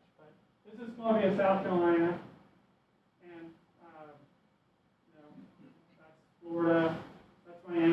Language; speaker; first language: English; native; English